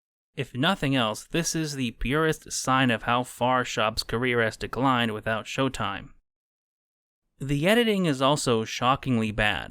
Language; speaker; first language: English; native; English